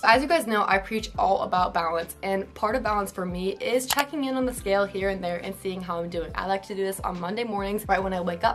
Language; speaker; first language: English; native; English